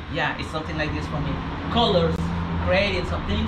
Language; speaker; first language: English; non-native, learner; Spanish